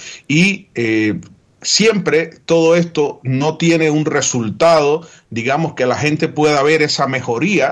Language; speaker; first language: Spanish; native; Spanish